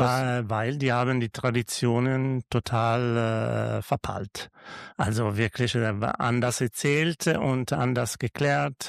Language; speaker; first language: German; non-native, learner; Italian